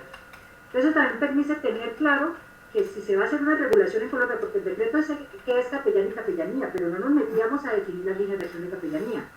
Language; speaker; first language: Spanish; native; Spanish